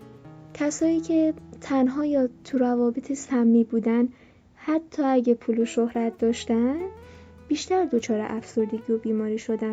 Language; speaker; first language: Persian; native; Persian